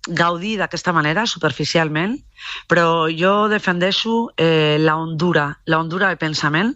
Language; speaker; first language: Catalan; non-native, local second language; Spanish